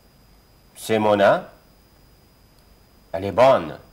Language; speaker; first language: French; non-native, fluent; Arabic